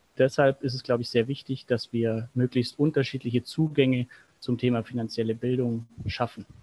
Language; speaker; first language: German; native; German